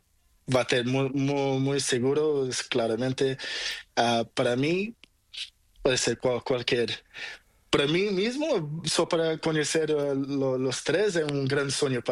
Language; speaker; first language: Spanish; non-native, learner; Portuguese